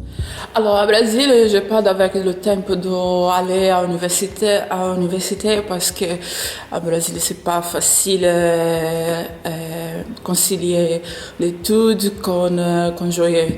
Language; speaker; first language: French; non-native, learner; Portuguese